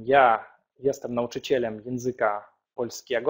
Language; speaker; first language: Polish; non-native, fluent; Russian